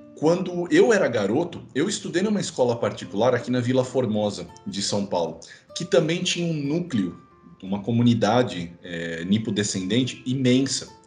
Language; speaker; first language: Portuguese; native; Portuguese